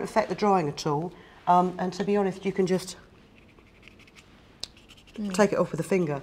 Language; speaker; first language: English; native; English